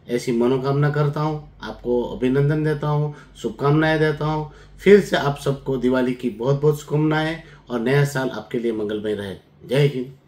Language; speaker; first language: Hindi; non-native, local second language; Gujarati